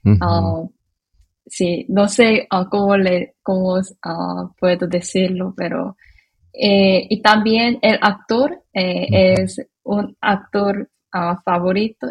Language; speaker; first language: Spanish; non-native, fluent; Korean